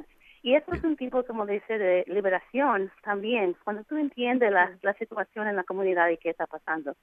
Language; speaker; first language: Spanish; non-native, fluent; English